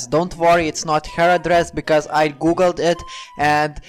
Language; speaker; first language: English; non-native, fluent; Lithuanian